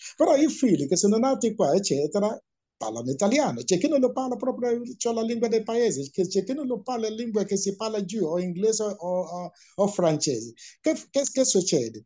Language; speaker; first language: Italian; non-native, fluent; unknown